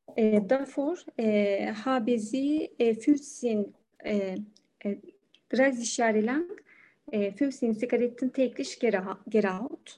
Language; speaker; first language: German; non-native, learner; Turkish